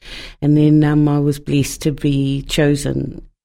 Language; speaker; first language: English; native; English